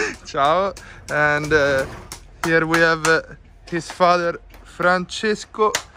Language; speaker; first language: English; non-native, fluent; Italian